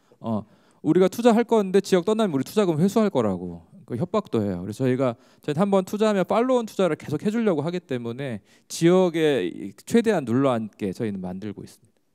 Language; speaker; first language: Korean; native; Korean